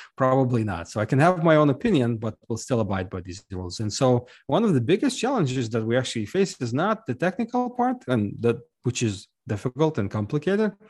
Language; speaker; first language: English; non-native, fluent; Russian